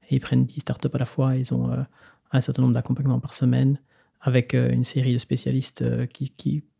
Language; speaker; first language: French; native; French